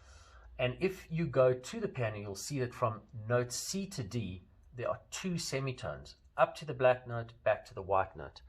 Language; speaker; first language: English; native; English